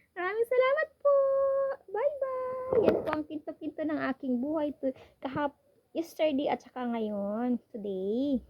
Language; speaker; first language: Filipino; non-native, local second language; Cebuano